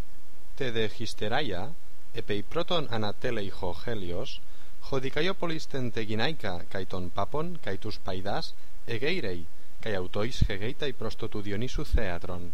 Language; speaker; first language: Greek; non-native, fluent; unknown